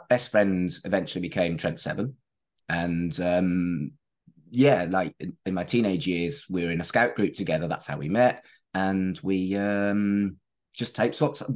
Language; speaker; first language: English; native; English